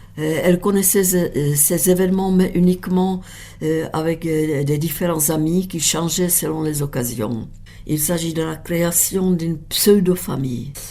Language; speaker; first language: French; non-native, fluent; Czech